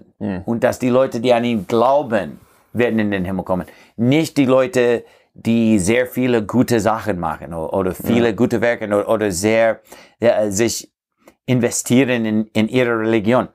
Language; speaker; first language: German; non-native, fluent; English